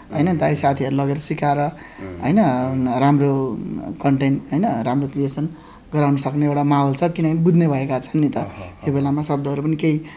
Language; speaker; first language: Nepali; native; Nepali